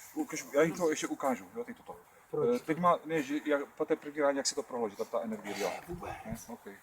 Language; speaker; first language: Czech; native; Czech